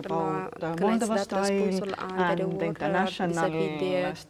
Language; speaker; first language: English; non-native, learner; Romanian